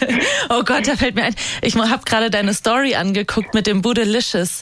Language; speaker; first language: German; native; German